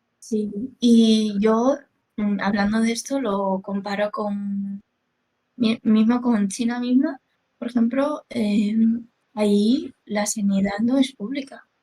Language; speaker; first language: Spanish; early bilingual, other home language; Chinese